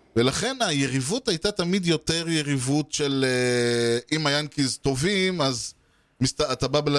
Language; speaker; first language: Hebrew; native; Hebrew